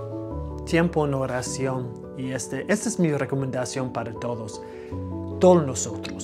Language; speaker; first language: Spanish; non-native, fluent; English